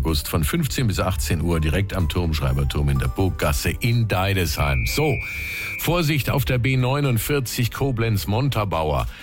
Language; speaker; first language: German; native; German